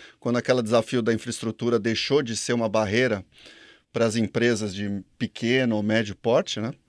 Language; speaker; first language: Portuguese; native; Portuguese